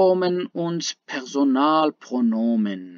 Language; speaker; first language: German; non-native, fluent; Baluchi